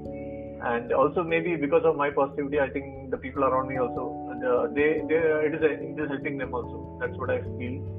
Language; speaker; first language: English; non-native, local second language; Malayalam